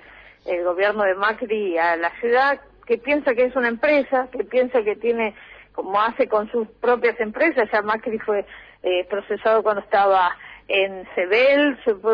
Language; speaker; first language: Spanish; native; Spanish